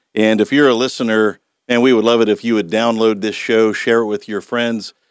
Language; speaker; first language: English; native; English